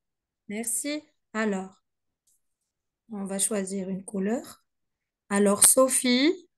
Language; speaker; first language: French; non-native, fluent; Arabic